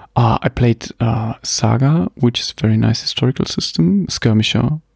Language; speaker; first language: English; non-native, fluent; German